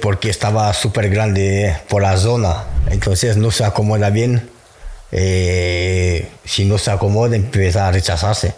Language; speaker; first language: Spanish; non-native, fluent; French